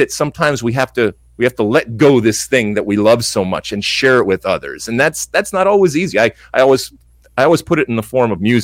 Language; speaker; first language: English; native; English